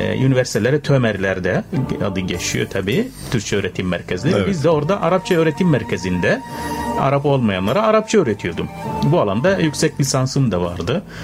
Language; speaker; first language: Turkish; non-native, fluent; Arabic